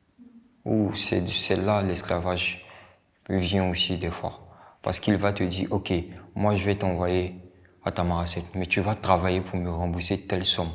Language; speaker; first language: French; non-native, local second language; Bambara